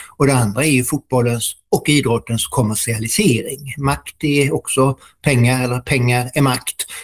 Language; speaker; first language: Swedish; native; Swedish